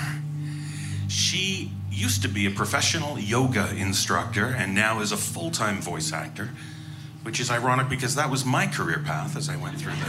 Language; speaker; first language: English; native; English